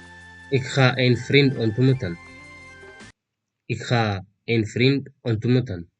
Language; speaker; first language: Dutch; non-native, fluent; Tigrinya